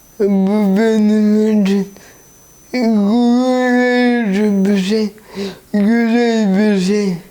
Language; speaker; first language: Turkish; early bilingual, heritage; Turkish